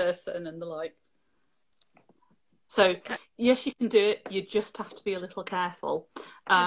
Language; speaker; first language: English; native; English